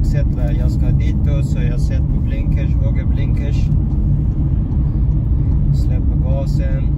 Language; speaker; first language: Swedish; non-native, fluent; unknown